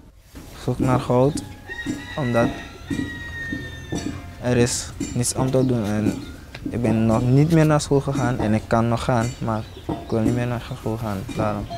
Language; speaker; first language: Dutch; non-native, local second language; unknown